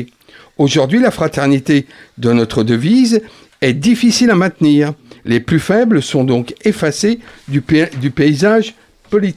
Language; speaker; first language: French; native; French